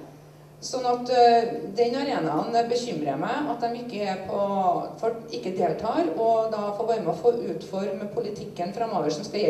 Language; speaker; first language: Norwegian; native; Norwegian